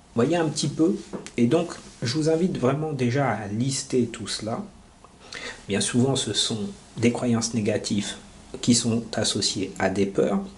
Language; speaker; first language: French; native; French